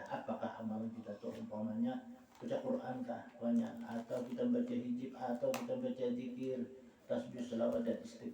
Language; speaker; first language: Indonesian; non-native, local second language; Banjar